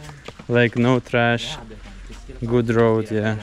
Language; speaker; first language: English; non-native, learner; Russian